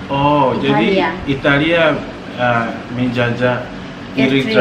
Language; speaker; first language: Indonesian; non-native, fluent; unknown